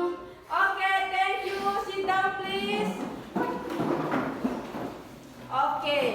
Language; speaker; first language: English; non-native, learner; Indonesian